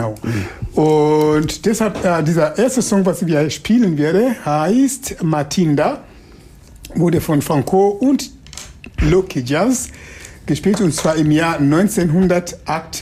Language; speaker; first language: German; non-native, fluent; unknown